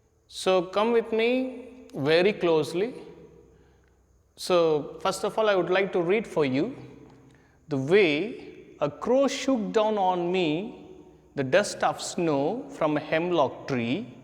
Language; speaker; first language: English; non-native, local second language; Hindi